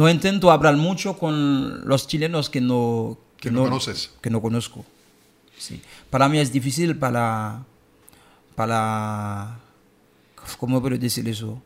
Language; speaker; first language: Spanish; non-native, learner; Haitian Creole